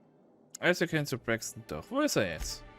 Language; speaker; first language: German; native; German